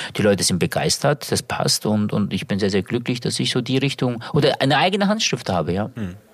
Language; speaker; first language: German; native; German